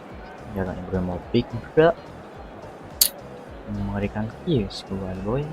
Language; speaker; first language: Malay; non-native, local second language; Sundanese